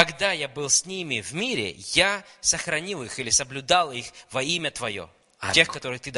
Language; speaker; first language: Russian; native; Russian